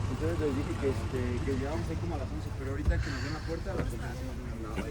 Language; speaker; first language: Spanish; native; Spanish